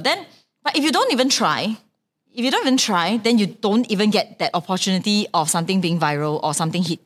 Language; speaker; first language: English; non-native, local second language; Chinese